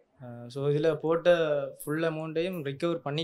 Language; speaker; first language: Tamil; native; Tamil